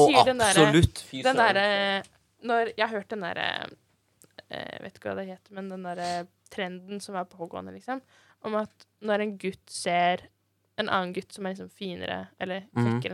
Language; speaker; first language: Norwegian; native; Norwegian